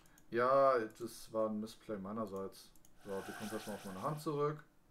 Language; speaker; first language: German; native; German